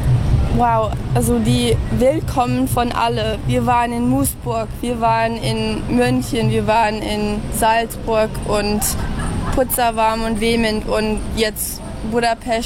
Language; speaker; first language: German; early bilingual, heritage; English